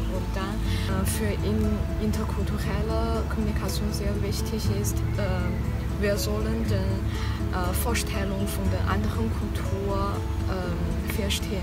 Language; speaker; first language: German; non-native, fluent; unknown